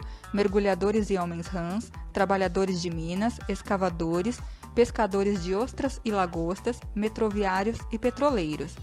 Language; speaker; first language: Portuguese; native; Portuguese